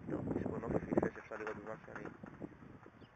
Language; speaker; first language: Hebrew; native; Hebrew